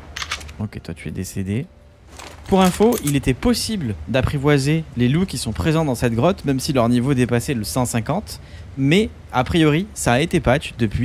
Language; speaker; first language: French; native; French